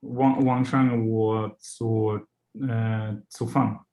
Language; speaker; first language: Chinese; non-native, learner; English